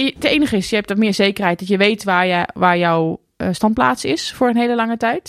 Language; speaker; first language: Dutch; native; Dutch